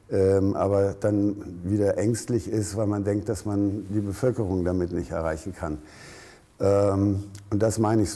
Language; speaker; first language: German; native; German